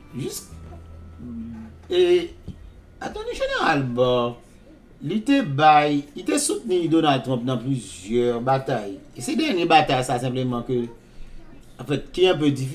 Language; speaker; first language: Haitian Creole; native; Haitian Creole